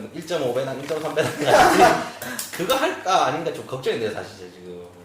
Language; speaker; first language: Korean; native; Korean